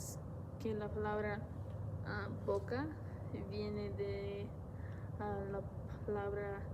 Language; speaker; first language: Spanish; non-native, fluent; English